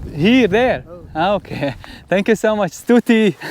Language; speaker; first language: English; non-native, learner; Arabic